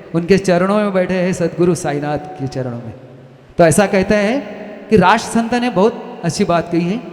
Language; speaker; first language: Hindi; non-native, local second language; Marathi